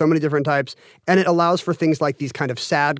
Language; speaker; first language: English; native; English